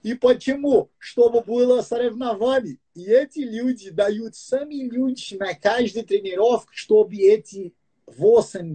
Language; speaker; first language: Russian; non-native, fluent; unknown